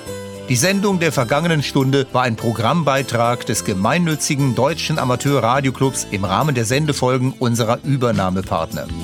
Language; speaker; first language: German; native; German